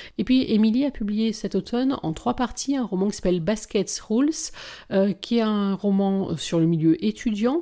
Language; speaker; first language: French; native; French